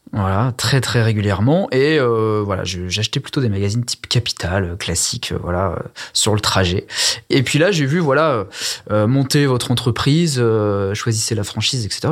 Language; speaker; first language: French; native; French